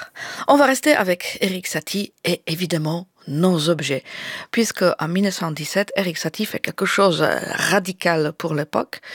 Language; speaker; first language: French; native; French